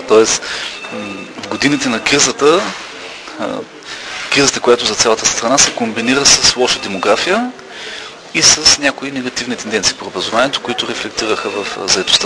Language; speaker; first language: Bulgarian; native; Bulgarian